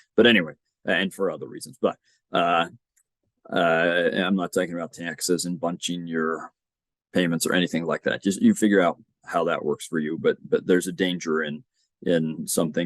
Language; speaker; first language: English; native; English